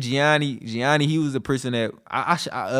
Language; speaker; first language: English; native; English